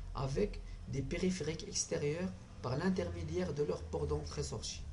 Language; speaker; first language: French; non-native, local second language; Arabic